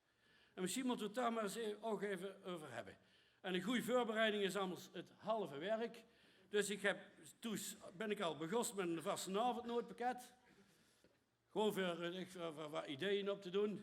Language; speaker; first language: Dutch; native; Dutch